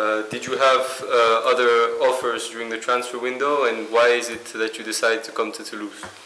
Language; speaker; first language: English; non-native, fluent; French